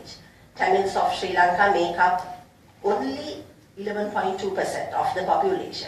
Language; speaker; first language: English; non-native, local second language; Sinhala